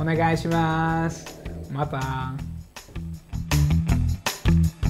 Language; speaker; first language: Japanese; non-native, fluent; Hungarian